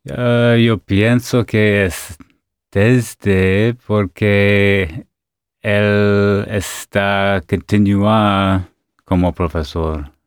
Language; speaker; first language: Spanish; non-native, learner; English